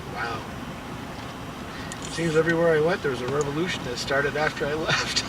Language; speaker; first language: English; native; English